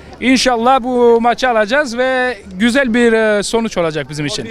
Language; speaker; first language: Turkish; early bilingual, heritage; Turkish